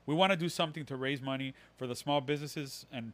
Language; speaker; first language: English; early bilingual, other home language; Spanish